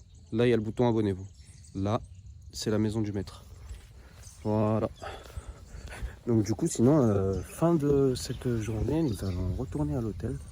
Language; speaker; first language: French; native; French